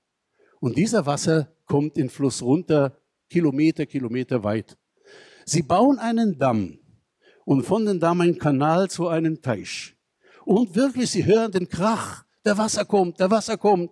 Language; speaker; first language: German; non-native, fluent; Hebrew